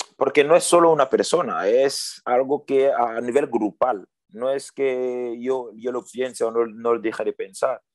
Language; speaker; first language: Spanish; early bilingual, other home language; French